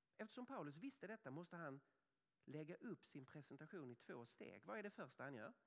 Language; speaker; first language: Swedish; native; Swedish